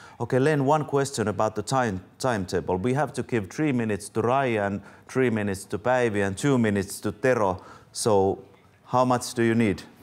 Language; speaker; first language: English; non-native, fluent; Finnish